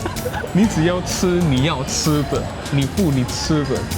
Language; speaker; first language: Chinese; non-native, fluent; Javanese